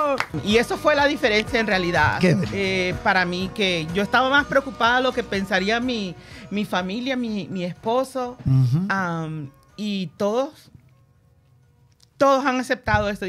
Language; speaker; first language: Spanish; early bilingual, heritage; Spanish